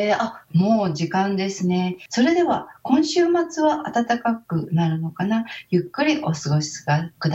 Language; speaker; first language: Japanese; native; Japanese